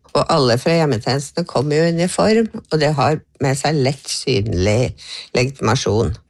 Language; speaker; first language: Norwegian; native; Norwegian